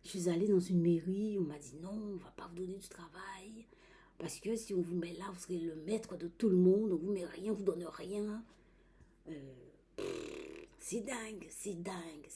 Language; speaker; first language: French; native; French